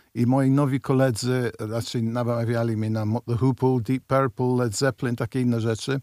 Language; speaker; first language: Polish; early bilingual, heritage; Polish